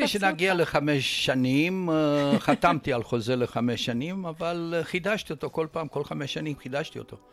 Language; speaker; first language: Hebrew; non-native, fluent; Romanian